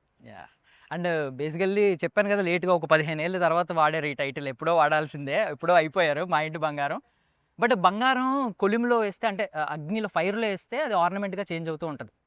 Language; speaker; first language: Telugu; native; Telugu